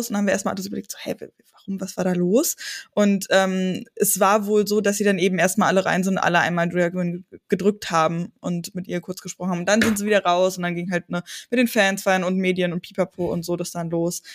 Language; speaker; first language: German; native; German